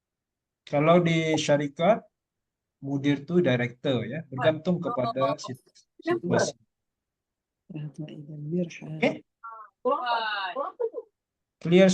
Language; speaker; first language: Malay; native; Malay